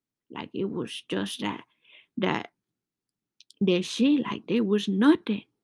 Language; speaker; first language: English; early bilingual, other home language; Spanish